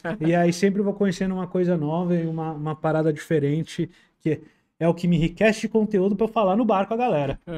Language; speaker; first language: Portuguese; native; Portuguese